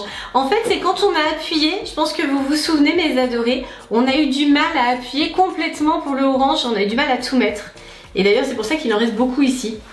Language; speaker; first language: French; native; French